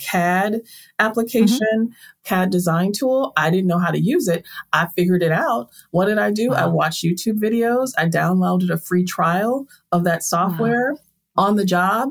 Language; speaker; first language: English; native; English